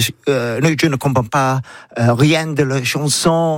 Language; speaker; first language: French; non-native, learner; English